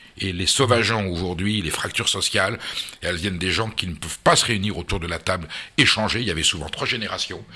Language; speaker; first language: French; native; French